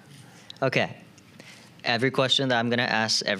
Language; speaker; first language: English; native; English